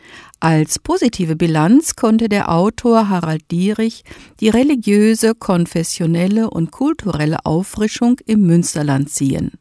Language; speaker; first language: German; native; German